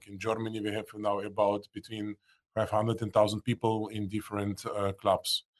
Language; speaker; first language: English; non-native, fluent; Russian